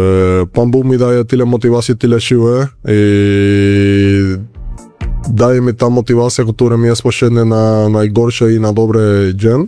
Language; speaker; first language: Polish; non-native, fluent; Spanish